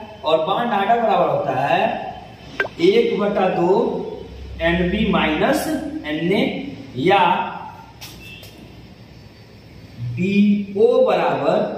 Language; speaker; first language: Hindi; native; Hindi